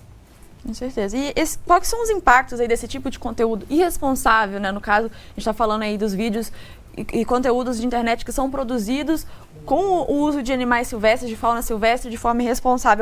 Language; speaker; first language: Portuguese; native; Portuguese